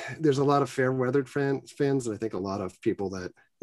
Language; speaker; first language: English; native; English